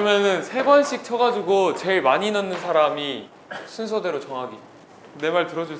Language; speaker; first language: Korean; native; Korean